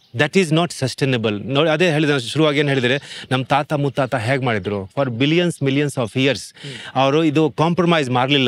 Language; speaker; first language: Kannada; non-native, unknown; Hindi